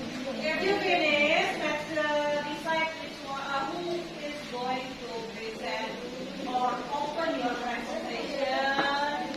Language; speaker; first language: English; non-native, fluent; Indonesian